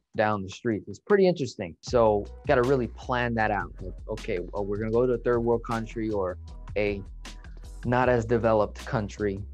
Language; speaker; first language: English; native; English